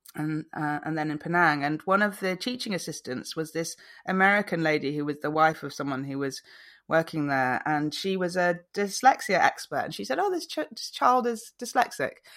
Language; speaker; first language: English; native; English